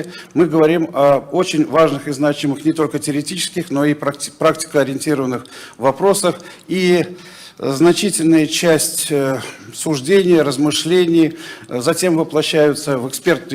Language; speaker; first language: Russian; native; Russian